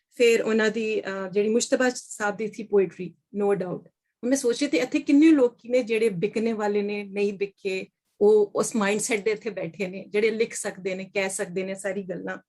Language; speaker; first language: Punjabi; non-native, local second language; Urdu